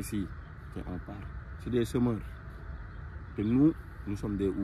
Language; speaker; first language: French; non-native, local second language; Wolof